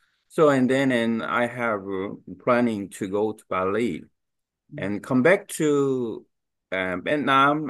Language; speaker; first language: English; non-native, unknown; Korean